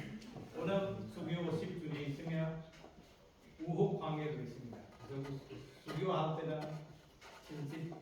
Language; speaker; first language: Korean; non-native, fluent; Hindi